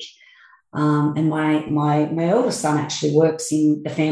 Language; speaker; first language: English; native; English